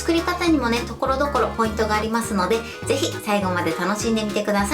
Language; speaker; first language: Japanese; native; Japanese